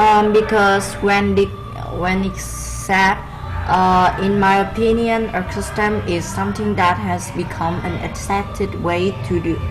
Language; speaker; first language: English; non-native, learner; Vietnamese